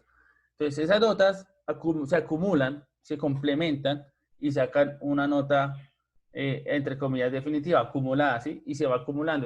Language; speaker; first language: Spanish; native; Spanish